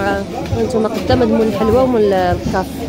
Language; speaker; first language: Arabic; native; Arabic